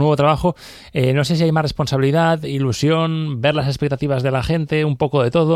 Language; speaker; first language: Spanish; native; Spanish